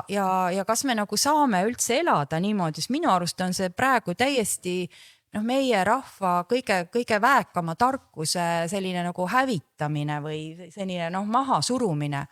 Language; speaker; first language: Estonian; native; Estonian